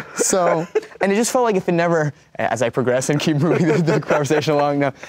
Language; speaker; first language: English; native; English